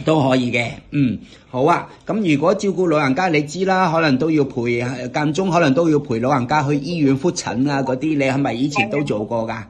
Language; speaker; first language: Cantonese; native; Cantonese